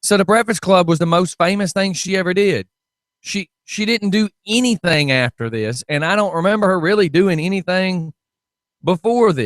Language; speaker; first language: English; native; English